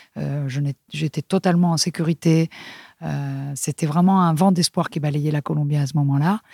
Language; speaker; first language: French; non-native, fluent; Spanish